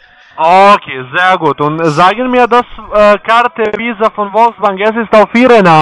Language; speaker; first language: German; non-native, learner; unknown